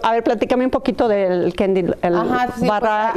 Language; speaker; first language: Spanish; native; Spanish